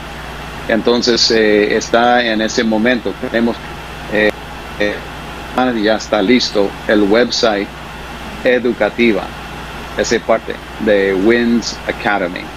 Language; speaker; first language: Spanish; non-native, fluent; English